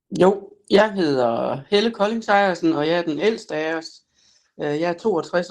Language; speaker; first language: Danish; native; Danish